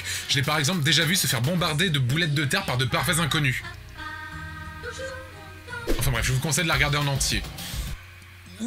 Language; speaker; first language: French; native; French